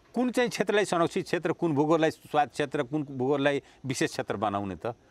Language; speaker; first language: Nepali; non-native, local second language; Bhojpuri